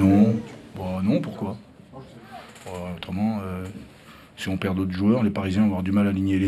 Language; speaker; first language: French; native; French